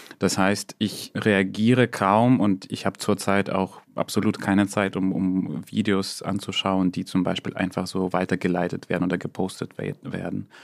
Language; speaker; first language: German; non-native, fluent; Russian